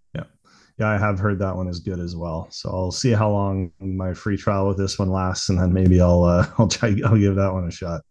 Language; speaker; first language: English; native; English